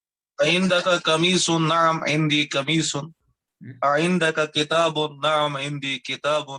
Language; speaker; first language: Arabic; non-native, learner; Urdu